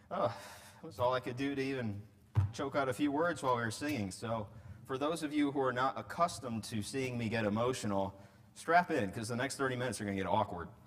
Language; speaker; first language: English; native; English